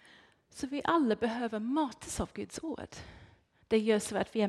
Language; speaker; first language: Swedish; non-native, fluent; English